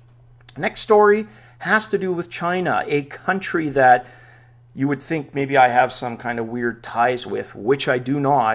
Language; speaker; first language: English; native; English